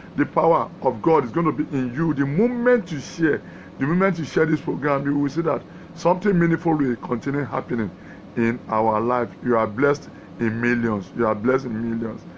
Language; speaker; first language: English; non-native, local second language; Yoruba